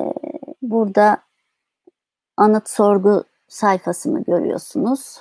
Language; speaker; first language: Turkish; native; Turkish